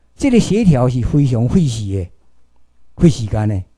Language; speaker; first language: Chinese; native; Chinese